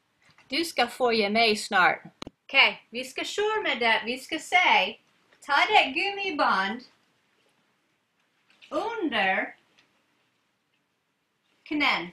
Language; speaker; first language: Swedish; non-native, learner; English